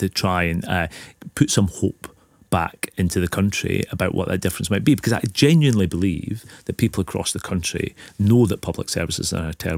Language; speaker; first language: English; native; English